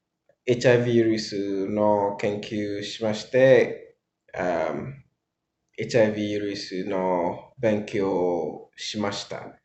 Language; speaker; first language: Japanese; non-native, learner; English